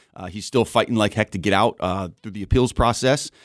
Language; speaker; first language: English; native; English